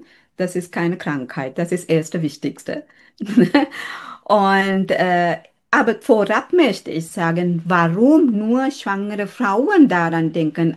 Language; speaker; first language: German; non-native, fluent; Sinhala